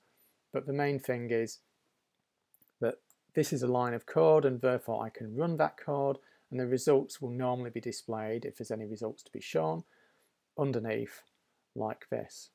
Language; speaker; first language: English; native; English